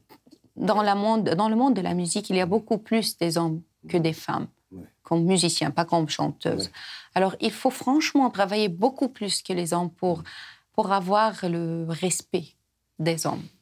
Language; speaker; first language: French; non-native, fluent; Arabic